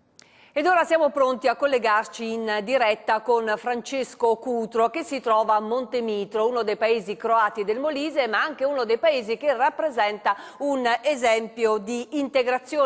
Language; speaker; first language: Italian; native; Italian